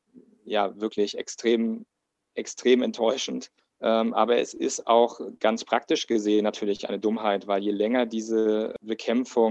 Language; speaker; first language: German; native; German